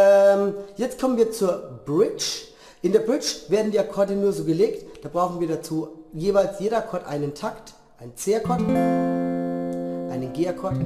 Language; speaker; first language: German; native; German